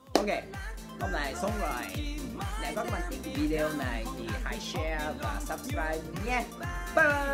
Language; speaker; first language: Vietnamese; non-native, learner; Japanese